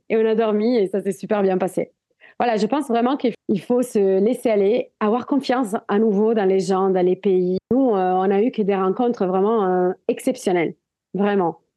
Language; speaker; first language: French; non-native, fluent; Italian